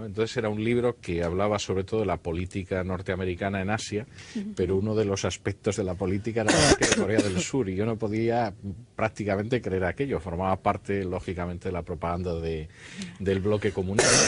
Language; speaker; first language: Spanish; native; Spanish